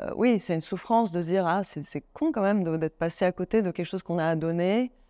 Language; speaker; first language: French; native; French